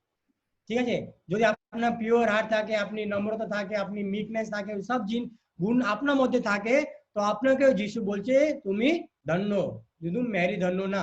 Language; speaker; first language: Bangla; non-native, learner; Hindi